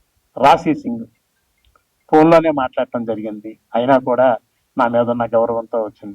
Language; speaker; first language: Telugu; native; Telugu